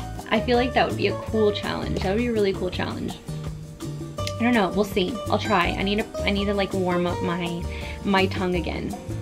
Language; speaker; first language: English; early bilingual, other home language; Spanish